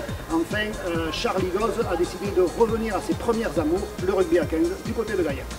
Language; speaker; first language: French; native; French